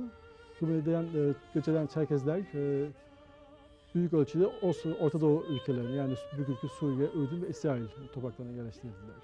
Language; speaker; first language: Turkish; native; Turkish